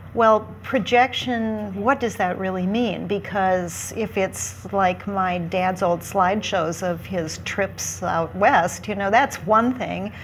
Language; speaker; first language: English; native; English